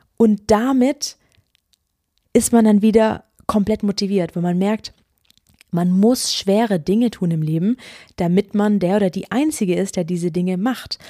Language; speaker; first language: German; native; German